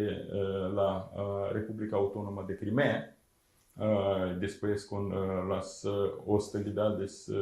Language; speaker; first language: Spanish; non-native, fluent; Ukrainian